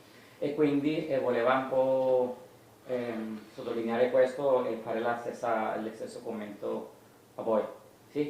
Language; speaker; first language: Italian; non-native, fluent; Spanish